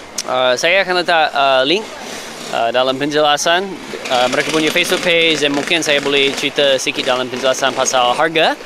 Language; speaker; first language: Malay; non-native, fluent; English